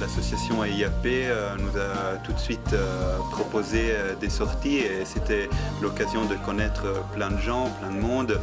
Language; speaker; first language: French; non-native, fluent; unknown